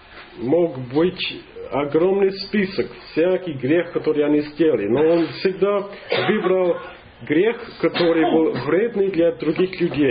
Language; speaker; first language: Russian; non-native, fluent; English